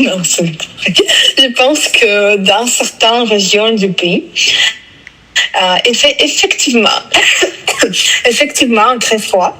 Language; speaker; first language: French; non-native, fluent; Russian